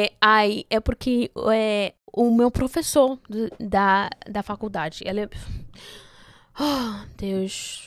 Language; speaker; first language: Portuguese; non-native, fluent; Spanish